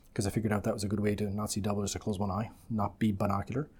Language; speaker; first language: English; native; English